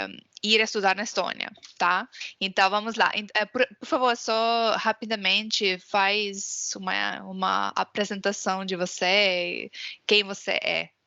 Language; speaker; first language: Portuguese; non-native, fluent; Estonian